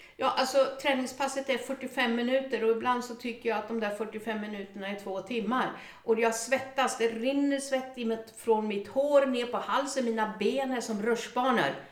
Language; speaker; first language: Swedish; native; Swedish